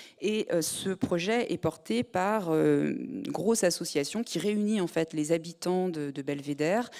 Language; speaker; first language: French; native; French